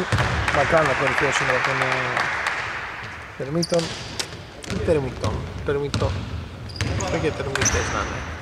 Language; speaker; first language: Greek; native; Greek